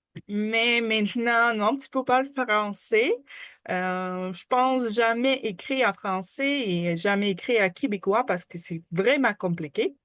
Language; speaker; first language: French; non-native, learner; Ukrainian